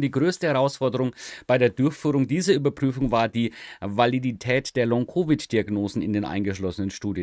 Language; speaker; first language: German; native; German